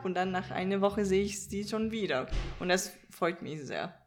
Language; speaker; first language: German; non-native, fluent; Danish